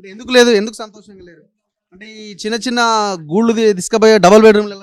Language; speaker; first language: Telugu; native; Telugu